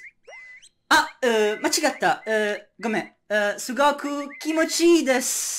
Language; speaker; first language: Japanese; non-native, learner; Italian